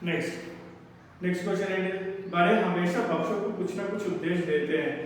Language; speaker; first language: Hindi; non-native, local second language; Telugu